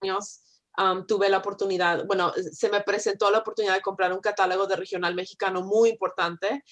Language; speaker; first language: Spanish; early bilingual, heritage; Spanish